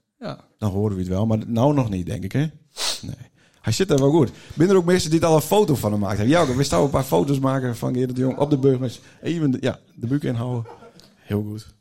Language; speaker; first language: Dutch; native; Dutch